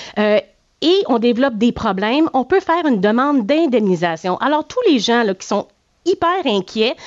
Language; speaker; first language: French; native; French